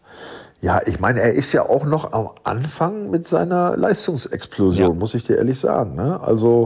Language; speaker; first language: German; native; German